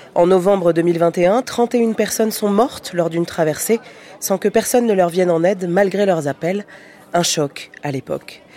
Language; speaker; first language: French; native; French